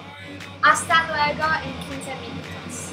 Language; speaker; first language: Spanish; non-native, learner; English